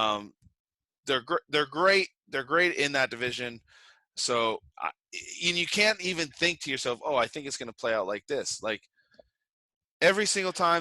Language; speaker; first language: English; native; English